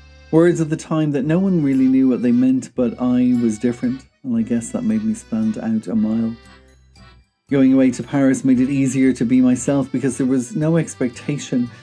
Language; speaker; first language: English; native; English